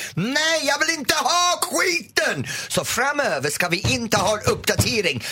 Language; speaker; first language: Swedish; non-native, fluent; English